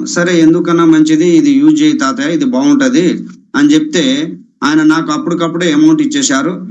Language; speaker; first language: Telugu; non-native, local second language; Lambadi